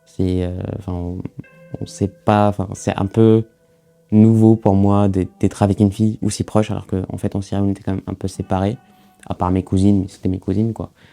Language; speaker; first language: French; early bilingual, other home language; Arabic